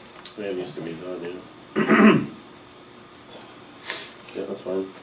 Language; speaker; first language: English; native; English